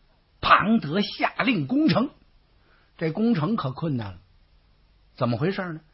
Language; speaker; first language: Chinese; native; Chinese